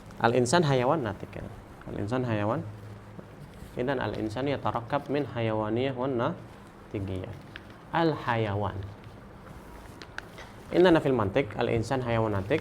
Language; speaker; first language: Arabic; non-native, fluent; Indonesian